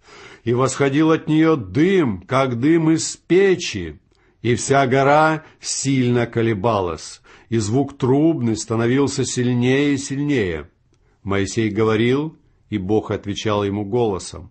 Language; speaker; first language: Russian; native; Russian